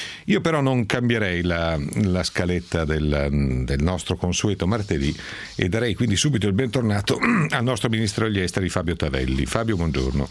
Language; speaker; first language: Italian; native; Italian